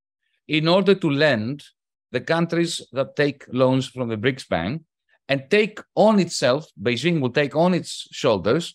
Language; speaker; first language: English; non-native, fluent; Greek